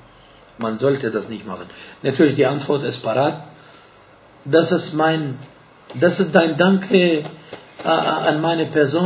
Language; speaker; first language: German; non-native, fluent; Arabic